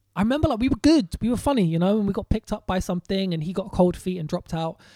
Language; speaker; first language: English; native; English